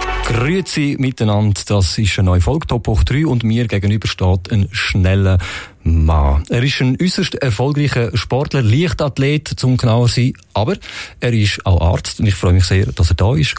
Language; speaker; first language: German; native; German